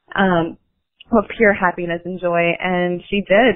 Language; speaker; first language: English; native; English